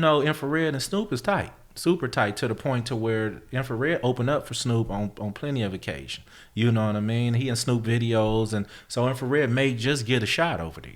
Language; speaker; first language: English; native; English